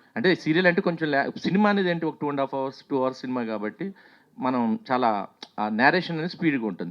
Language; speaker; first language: Telugu; native; Telugu